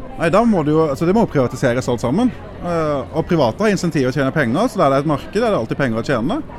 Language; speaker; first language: Norwegian; native; Norwegian